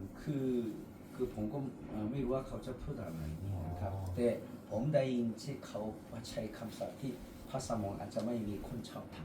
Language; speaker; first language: Thai; non-native, fluent; Korean